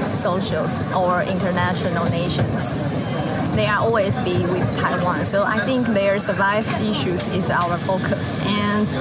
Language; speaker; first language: English; non-native, learner; Chinese